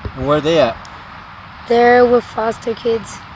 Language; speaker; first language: English; non-native, fluent; Spanish